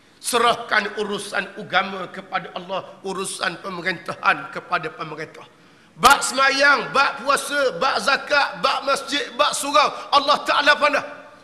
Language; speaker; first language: Malay; native; Malay